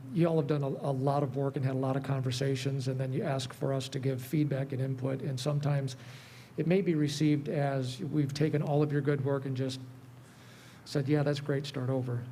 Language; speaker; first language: English; native; English